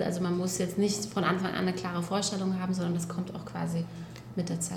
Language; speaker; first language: German; native; German